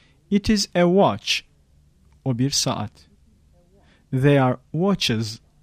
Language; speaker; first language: English; non-native, fluent; Turkish